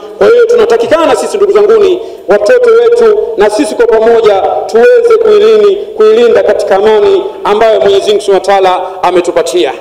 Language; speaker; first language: Swahili; native; Swahili